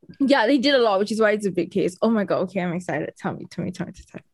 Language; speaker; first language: English; native; English